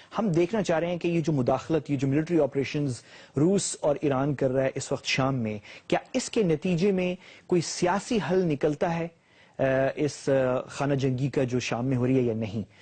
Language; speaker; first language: Urdu; native; Urdu